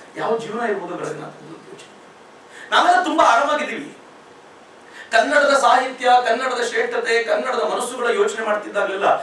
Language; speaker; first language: Kannada; native; Kannada